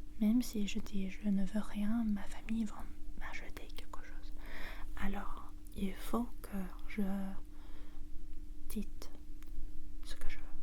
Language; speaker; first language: French; non-native, learner; English